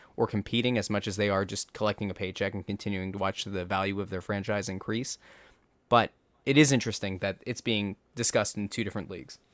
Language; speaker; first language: English; native; English